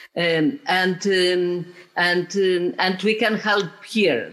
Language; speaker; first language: English; non-native, fluent; Polish